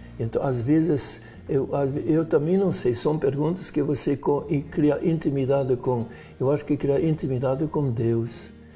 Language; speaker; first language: Portuguese; non-native, fluent; Dutch